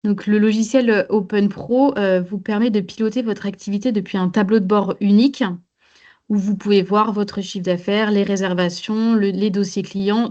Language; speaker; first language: French; native; French